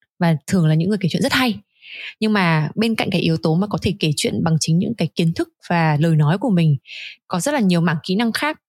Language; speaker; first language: Vietnamese; native; Vietnamese